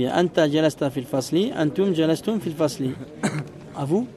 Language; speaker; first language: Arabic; early bilingual, heritage; Arabic